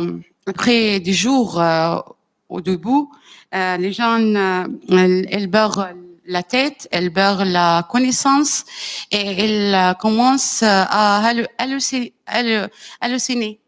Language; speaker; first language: French; non-native, learner; Arabic